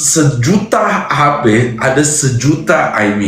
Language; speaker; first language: Indonesian; non-native, fluent; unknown